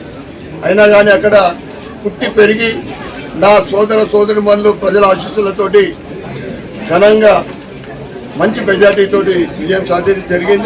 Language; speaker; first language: Telugu; native; Telugu